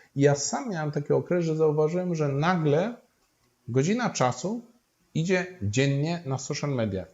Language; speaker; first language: Polish; native; Polish